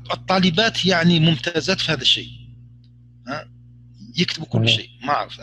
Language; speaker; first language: Arabic; native; Arabic